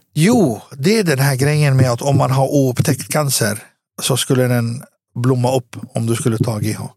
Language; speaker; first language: Swedish; early bilingual, other home language; Arabic